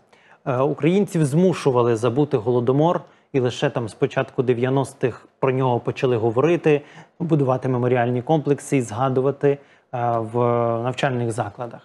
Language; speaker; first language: Ukrainian; native; Ukrainian